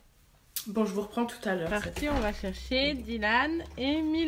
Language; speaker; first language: French; native; French